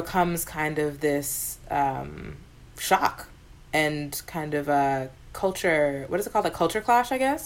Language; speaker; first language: English; native; English